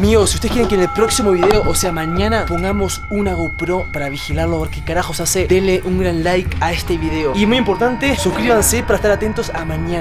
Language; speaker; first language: Spanish; native; Spanish